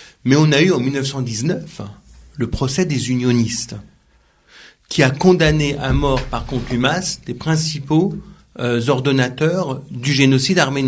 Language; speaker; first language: French; native; French